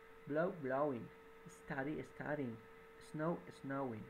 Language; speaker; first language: English; non-native, fluent; Spanish